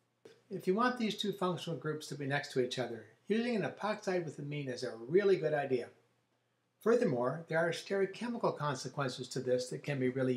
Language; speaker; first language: English; native; English